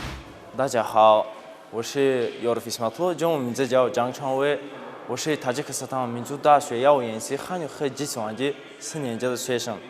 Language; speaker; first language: Chinese; non-native, fluent; Tajik